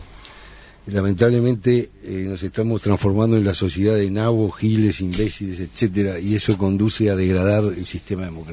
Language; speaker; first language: Spanish; native; Spanish